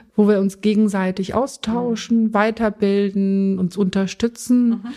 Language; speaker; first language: German; early bilingual, other home language; Turkish